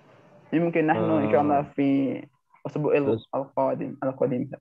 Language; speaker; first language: Arabic; non-native, learner; Indonesian